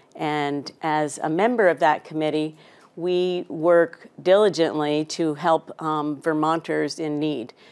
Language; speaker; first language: English; native; English